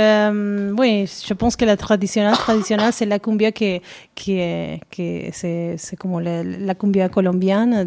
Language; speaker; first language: French; non-native, learner; Spanish